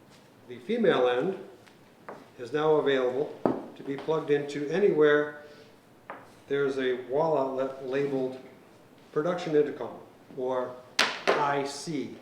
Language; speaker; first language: English; native; English